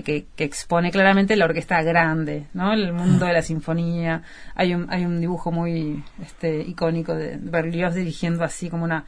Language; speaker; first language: Spanish; native; Spanish